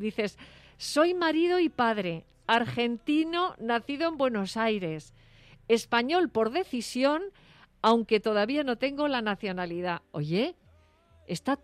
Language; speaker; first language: Spanish; native; Spanish